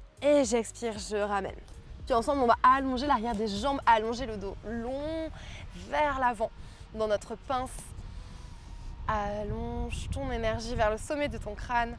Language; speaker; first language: French; native; French